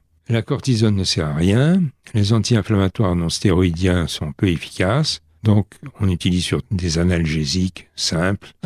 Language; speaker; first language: French; native; French